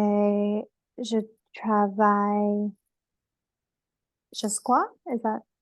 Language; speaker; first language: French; non-native, learner; English